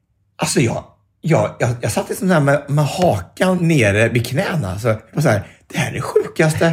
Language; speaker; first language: Swedish; native; Swedish